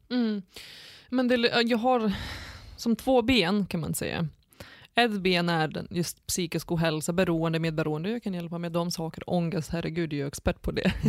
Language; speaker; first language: Swedish; non-native, fluent; Lithuanian